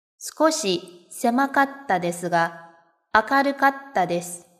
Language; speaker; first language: Japanese; non-native, fluent; Chinese